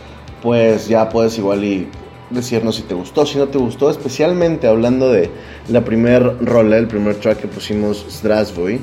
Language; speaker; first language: Spanish; native; Spanish